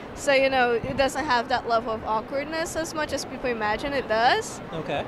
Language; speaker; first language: English; non-native, fluent; Portuguese